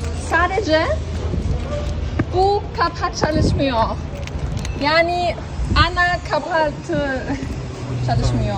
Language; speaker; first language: Turkish; non-native, learner; German